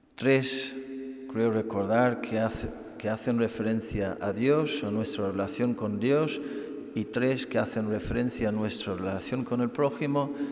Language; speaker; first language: Spanish; non-native, fluent; English